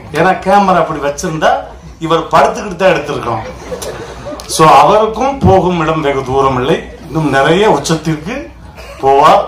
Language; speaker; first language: Tamil; native; Tamil